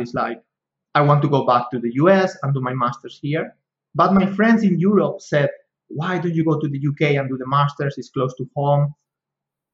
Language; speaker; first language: English; non-native, fluent; Spanish